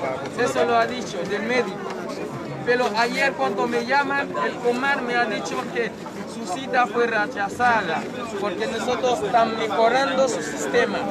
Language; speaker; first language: Spanish; non-native, learner; Haitian Creole